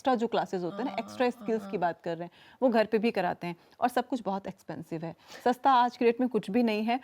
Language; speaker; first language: Hindi; native; Hindi